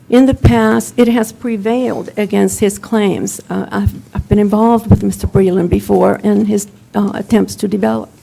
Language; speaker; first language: English; non-native, fluent; Spanish